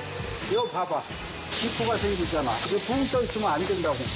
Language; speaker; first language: Korean; native; Korean